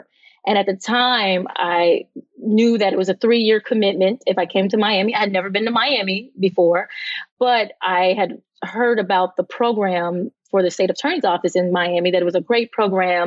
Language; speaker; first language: English; native; English